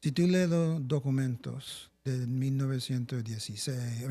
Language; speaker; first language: Spanish; early bilingual, other home language; English